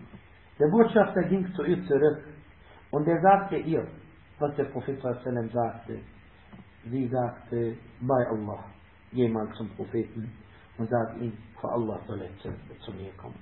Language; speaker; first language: German; non-native, fluent; Arabic